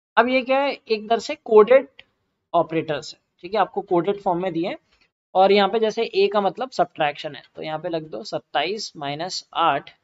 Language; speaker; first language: Hindi; native; Hindi